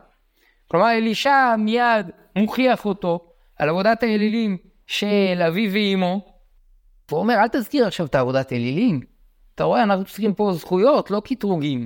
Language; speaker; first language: Hebrew; native; Hebrew